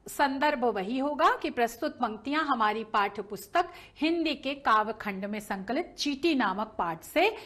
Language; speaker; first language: Hindi; native; Hindi